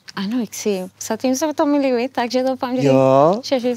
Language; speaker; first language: Czech; non-native, fluent; Spanish